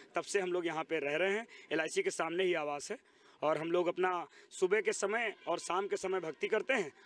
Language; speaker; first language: Hindi; native; Hindi